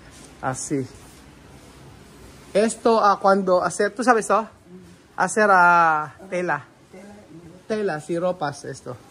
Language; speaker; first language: Spanish; non-native, learner; Filipino